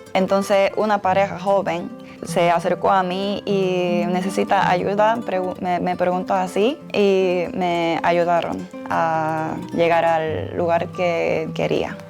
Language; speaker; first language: Spanish; non-native, fluent; Japanese